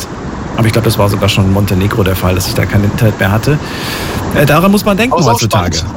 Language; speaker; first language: German; native; German